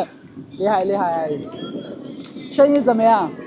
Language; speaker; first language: Chinese; non-native, learner; Amharic